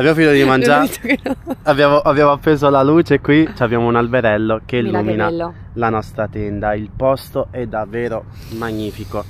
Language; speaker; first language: Italian; native; Italian